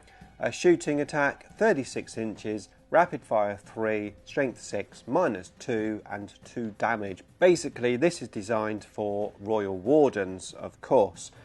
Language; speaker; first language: English; native; English